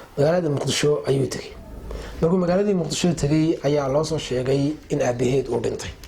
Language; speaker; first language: Somali; native; Somali